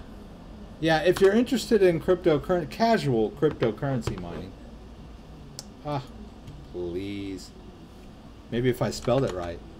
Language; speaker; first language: English; native; English